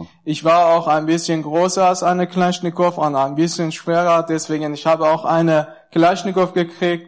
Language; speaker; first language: German; non-native, learner; Persian